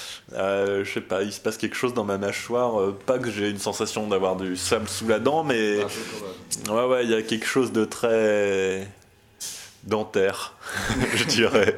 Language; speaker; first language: French; native; French